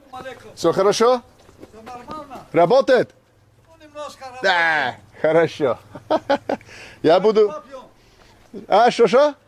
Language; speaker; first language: Russian; non-native, learner; English